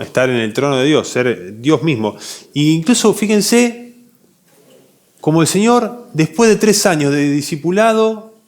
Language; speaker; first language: Spanish; native; Spanish